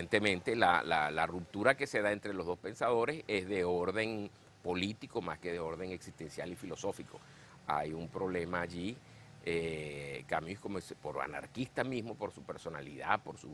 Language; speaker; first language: Spanish; native; Spanish